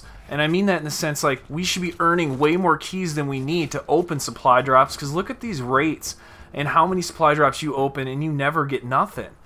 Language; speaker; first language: English; native; English